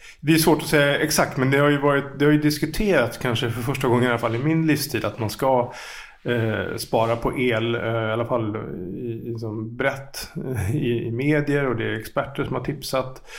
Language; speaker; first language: Swedish; native; Swedish